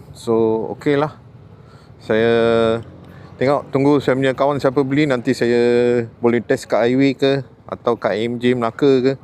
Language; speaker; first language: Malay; non-native, local second language; Tamil